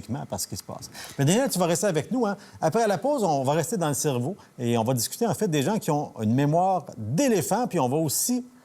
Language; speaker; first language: French; native; French